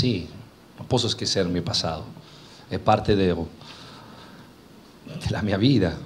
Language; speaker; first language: Portuguese; non-native, fluent; Spanish